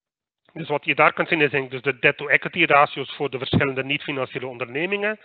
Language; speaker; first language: Dutch; native; Dutch